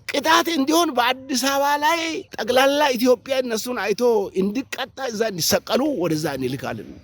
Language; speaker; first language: Amharic; non-native, local second language; Oromo